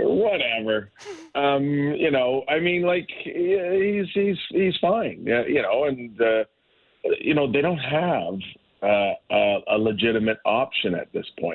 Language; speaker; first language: English; native; English